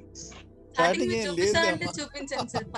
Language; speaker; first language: Telugu; native; Telugu